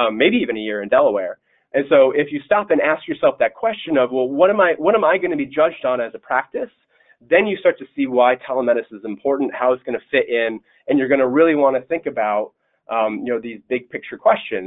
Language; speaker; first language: English; native; English